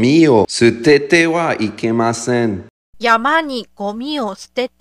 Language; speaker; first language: Japanese; non-native, learner; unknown